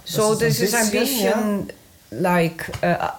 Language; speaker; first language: German; non-native, learner; Dutch